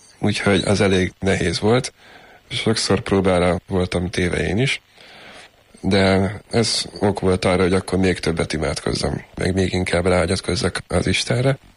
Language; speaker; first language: Hungarian; native; Hungarian